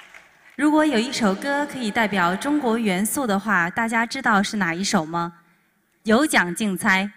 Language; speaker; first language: Chinese; native; Chinese